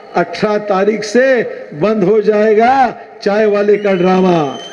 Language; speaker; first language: Hindi; non-native, local second language; Marathi